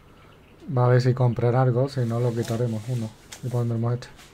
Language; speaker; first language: Spanish; native; Spanish